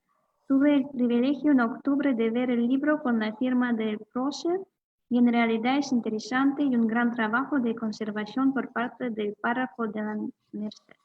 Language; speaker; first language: Spanish; non-native, fluent; Russian